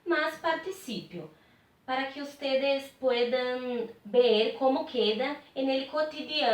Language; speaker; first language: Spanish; non-native, fluent; Portuguese